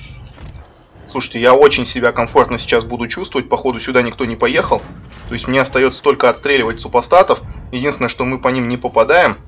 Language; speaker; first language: Russian; native; Russian